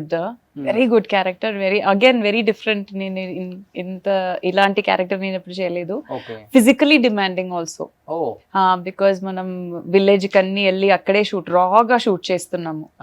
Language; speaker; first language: Telugu; non-native, fluent; Malayalam